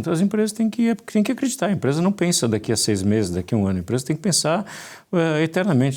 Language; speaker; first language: Portuguese; native; Portuguese